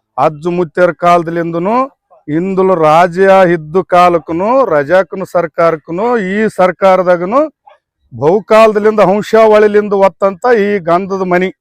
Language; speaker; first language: Kannada; native; Kannada